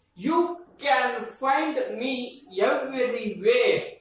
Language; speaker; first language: English; non-native, local second language; Kannada